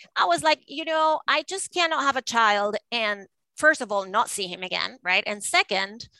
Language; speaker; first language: English; non-native, fluent; Spanish